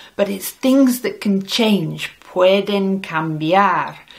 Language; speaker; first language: English; native; English